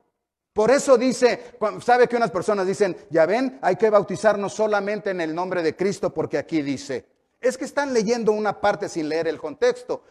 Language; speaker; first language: Spanish; native; Spanish